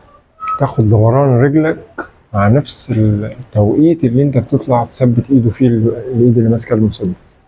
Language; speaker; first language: Arabic; native; Arabic